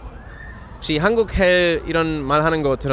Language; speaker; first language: Korean; non-native, learner; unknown